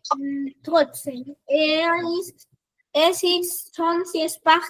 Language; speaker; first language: German; non-native, learner; Spanish